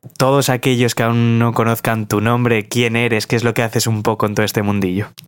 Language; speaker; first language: Spanish; native; Spanish